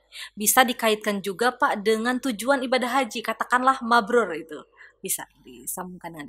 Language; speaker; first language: Indonesian; native; Indonesian